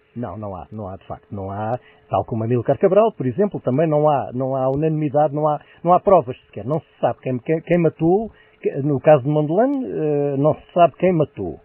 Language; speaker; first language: Portuguese; native; Portuguese